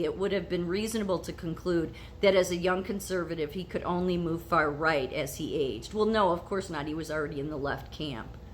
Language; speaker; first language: English; native; English